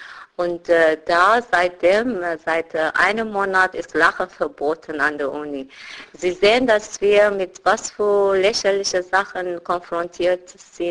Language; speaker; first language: German; non-native, fluent; Persian